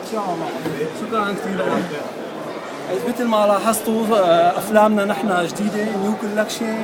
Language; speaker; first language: Arabic; native; Arabic